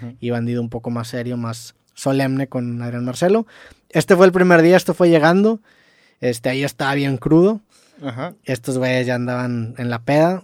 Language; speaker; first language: Spanish; native; Spanish